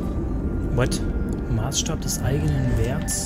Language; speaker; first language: German; native; German